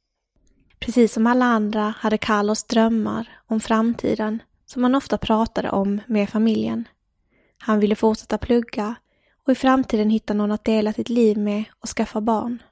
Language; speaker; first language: Swedish; native; Swedish